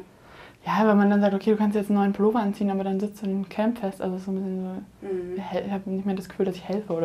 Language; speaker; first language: German; native; German